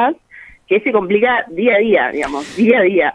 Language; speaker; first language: Spanish; native; Spanish